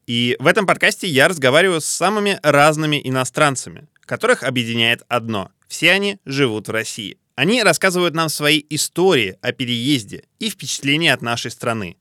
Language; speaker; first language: Russian; native; Russian